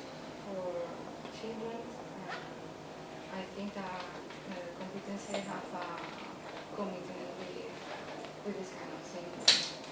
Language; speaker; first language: English; non-native, learner; Spanish